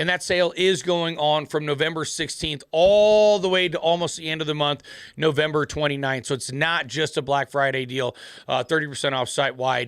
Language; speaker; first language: English; native; English